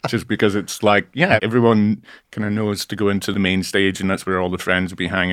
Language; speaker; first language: English; native; English